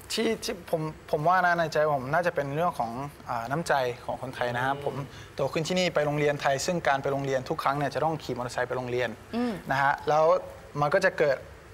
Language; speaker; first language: Thai; early bilingual, other home language; French